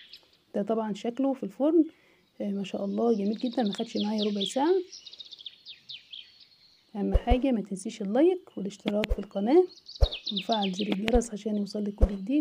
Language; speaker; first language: Arabic; native; Arabic